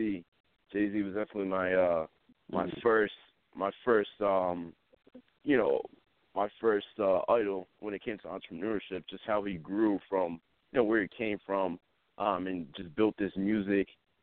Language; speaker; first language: English; native; English